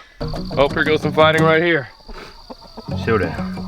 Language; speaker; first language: English; native; English